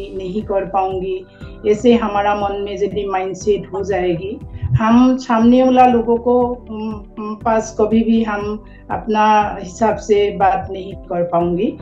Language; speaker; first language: Hindi; non-native, local second language; Assamese